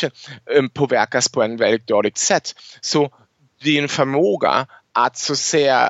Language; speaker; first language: Swedish; non-native, fluent; German